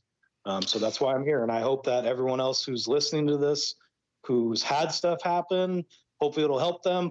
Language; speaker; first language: English; native; English